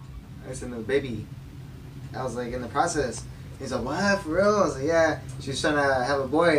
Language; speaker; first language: English; native; English